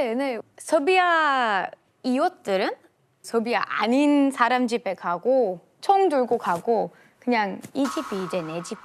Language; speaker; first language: Korean; non-native, fluent; Bosnian